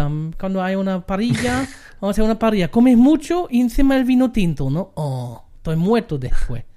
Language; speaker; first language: Spanish; non-native, learner; German